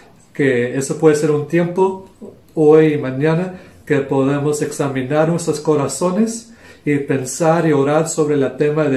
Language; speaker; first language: Spanish; non-native, local second language; English